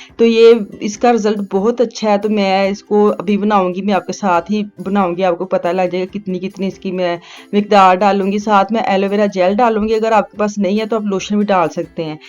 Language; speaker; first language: Urdu; non-native, local second language; Punjabi